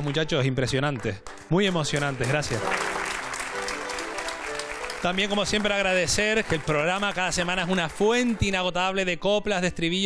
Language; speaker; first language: Spanish; native; Spanish